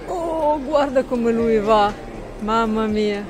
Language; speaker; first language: Italian; non-native, learner; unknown